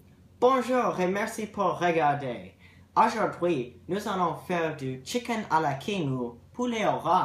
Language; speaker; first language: French; non-native, learner; English